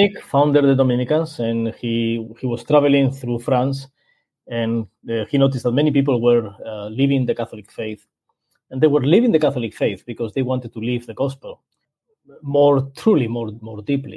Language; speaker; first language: English; non-native, fluent; Spanish